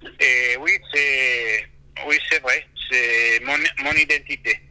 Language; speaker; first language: French; non-native, fluent; Spanish